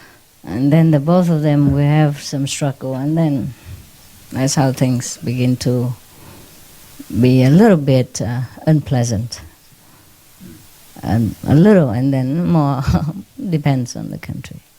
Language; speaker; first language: English; non-native, fluent; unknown